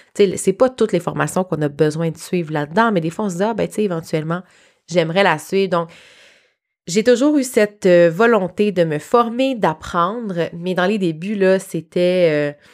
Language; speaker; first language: French; native; French